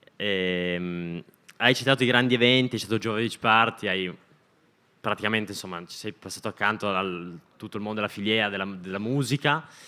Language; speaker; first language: Italian; native; Italian